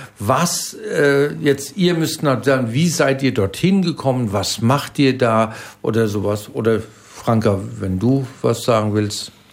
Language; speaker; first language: German; native; German